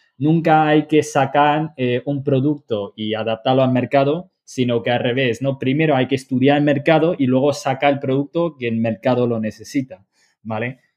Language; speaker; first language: Spanish; non-native, fluent; Chinese